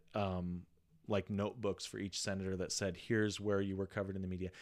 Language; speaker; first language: English; native; English